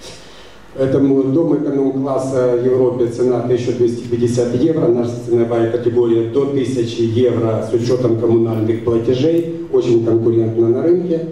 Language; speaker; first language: Russian; native; Russian